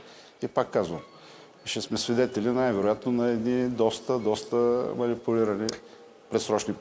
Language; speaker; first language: Bulgarian; native; Bulgarian